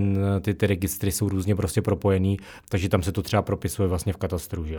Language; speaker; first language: Czech; native; Czech